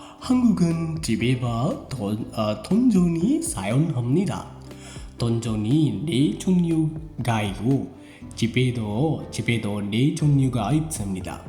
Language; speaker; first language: Korean; non-native, learner; Sinhala